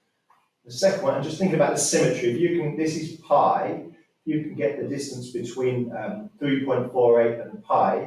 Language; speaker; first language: English; native; English